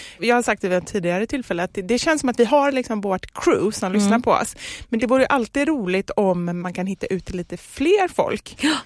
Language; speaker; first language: Swedish; native; Swedish